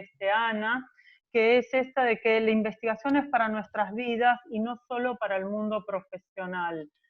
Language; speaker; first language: Spanish; native; Spanish